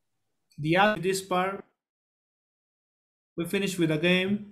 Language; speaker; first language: English; non-native, learner; Spanish